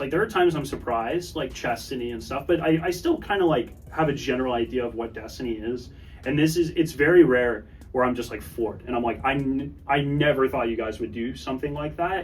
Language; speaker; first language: English; native; English